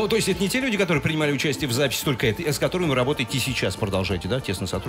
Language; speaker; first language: Russian; native; Russian